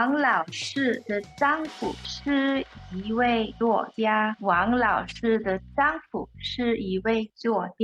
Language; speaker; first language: Chinese; non-native, learner; English